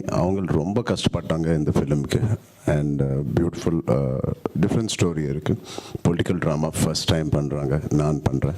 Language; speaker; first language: Tamil; non-native, local second language; Telugu